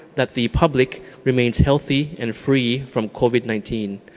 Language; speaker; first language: English; non-native, fluent; Thai